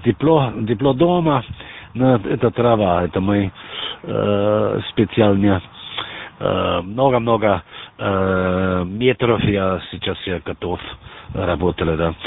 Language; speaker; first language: Russian; non-native, learner; German